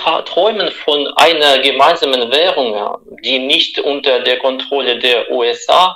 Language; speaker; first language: German; non-native, fluent; Russian